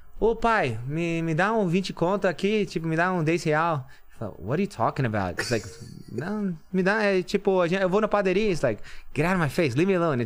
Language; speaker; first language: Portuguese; non-native, fluent; English